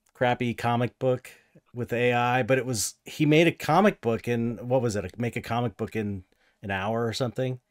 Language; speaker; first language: English; native; English